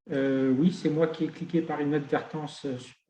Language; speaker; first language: French; native; French